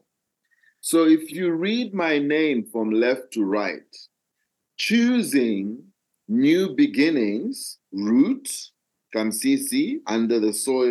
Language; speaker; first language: English; non-native, local second language; Nyanja